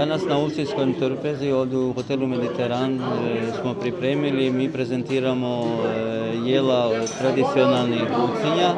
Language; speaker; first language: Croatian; non-native, local second language; Albanian